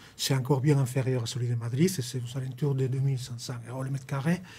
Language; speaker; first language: French; non-native, fluent; Spanish